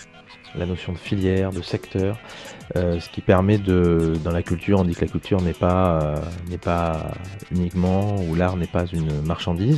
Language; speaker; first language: French; native; French